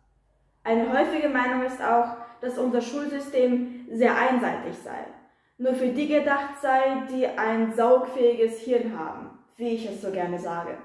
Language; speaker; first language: German; non-native, fluent; Polish